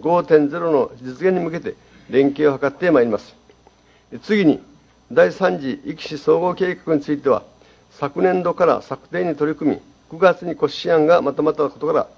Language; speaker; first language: Japanese; native; Japanese